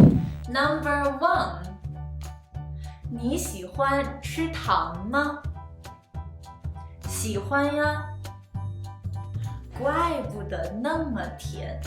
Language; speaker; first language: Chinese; non-native, learner; Arabic